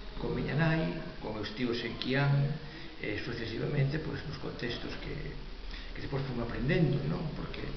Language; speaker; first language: Galician; native; Galician